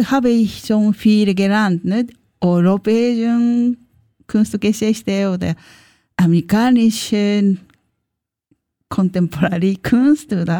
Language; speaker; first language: German; non-native, learner; Japanese